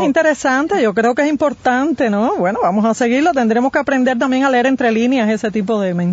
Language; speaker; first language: Spanish; native; Spanish